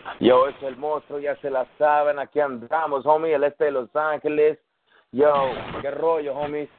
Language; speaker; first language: Spanish; early bilingual, heritage; Spanish